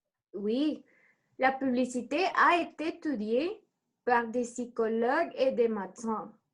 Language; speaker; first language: French; non-native, learner; Spanish